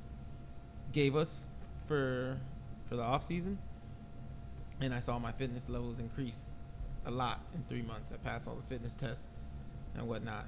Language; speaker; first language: English; native; English